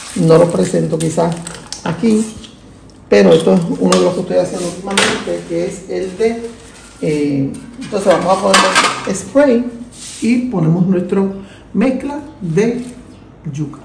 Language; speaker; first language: Spanish; native; Spanish